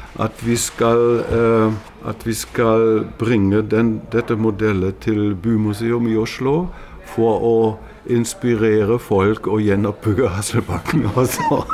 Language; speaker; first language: Norwegian; non-native, fluent; German